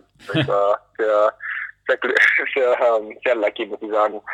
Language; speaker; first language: German; non-native, fluent; English